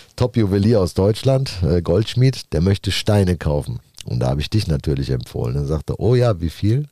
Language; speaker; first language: German; native; German